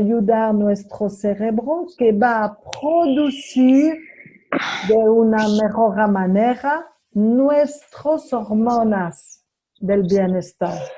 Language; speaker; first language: Spanish; non-native, fluent; French